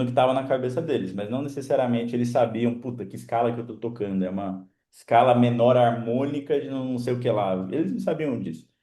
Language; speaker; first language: Portuguese; native; Portuguese